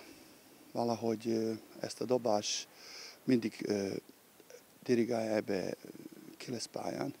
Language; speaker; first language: Hungarian; non-native, learner; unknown